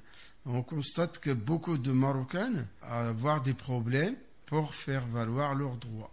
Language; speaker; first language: French; non-native, fluent; Arabic